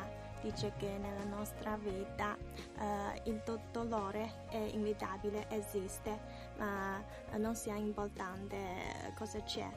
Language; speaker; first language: Italian; non-native, learner; Chinese